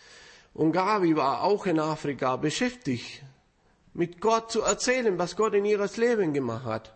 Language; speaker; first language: German; non-native, fluent; Spanish